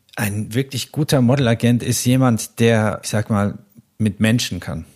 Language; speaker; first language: German; early bilingual, other home language; Persian